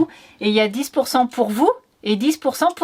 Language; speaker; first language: French; native; French